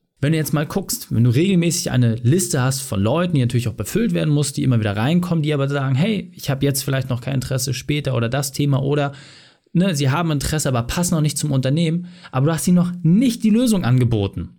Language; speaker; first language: German; native; German